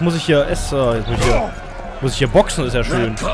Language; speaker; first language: German; native; German